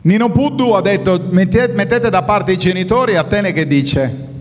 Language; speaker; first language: Italian; native; Italian